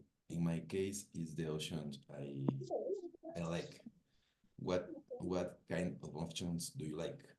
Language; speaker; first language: English; non-native, learner; Spanish